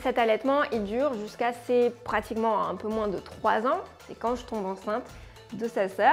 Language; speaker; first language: French; native; French